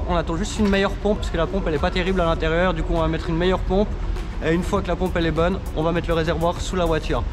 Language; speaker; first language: French; native; French